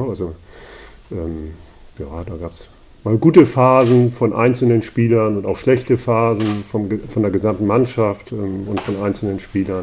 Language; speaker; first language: German; native; German